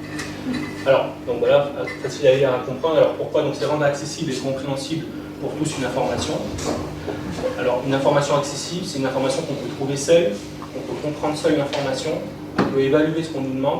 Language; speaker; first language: French; native; French